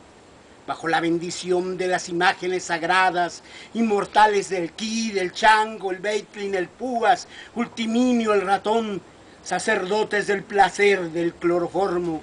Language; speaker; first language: Spanish; native; Spanish